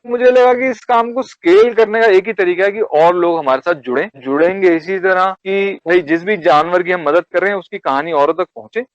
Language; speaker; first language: Hindi; native; Hindi